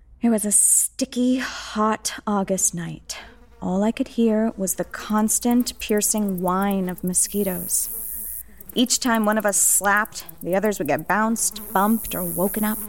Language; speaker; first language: English; native; English